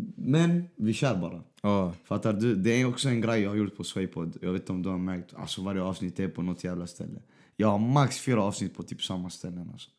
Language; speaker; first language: Swedish; early bilingual, other home language; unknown